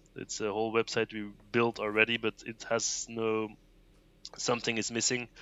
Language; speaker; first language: English; non-native, fluent; Dutch